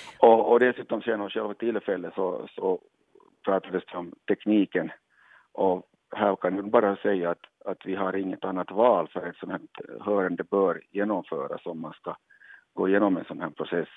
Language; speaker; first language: Swedish; native; Swedish